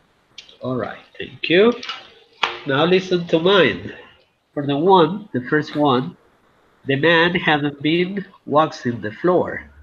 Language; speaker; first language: English; non-native, fluent; Spanish